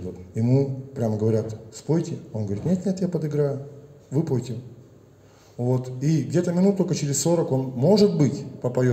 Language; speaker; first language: Russian; native; Russian